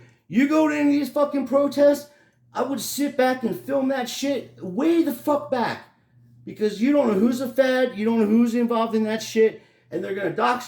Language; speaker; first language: English; native; English